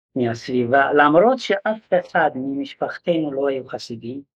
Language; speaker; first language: Hebrew; non-native, fluent; Yiddish